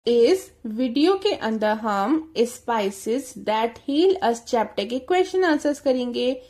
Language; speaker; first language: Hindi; native; Hindi